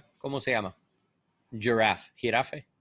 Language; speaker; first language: Spanish; non-native, learner; English